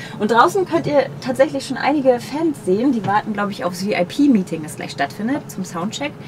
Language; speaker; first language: German; native; German